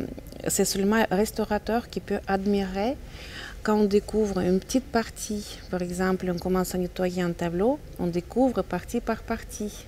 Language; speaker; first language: French; non-native, fluent; Russian